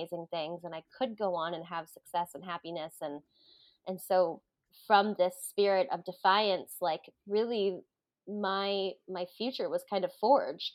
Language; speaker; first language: English; native; English